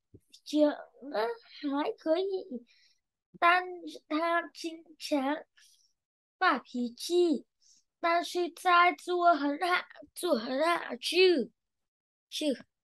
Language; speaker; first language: Chinese; non-native, learner; Vietnamese